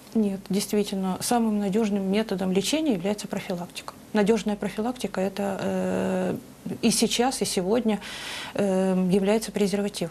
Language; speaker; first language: Russian; native; Russian